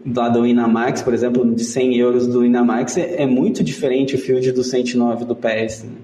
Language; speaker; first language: Portuguese; native; Portuguese